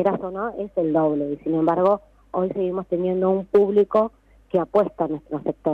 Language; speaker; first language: Spanish; native; Spanish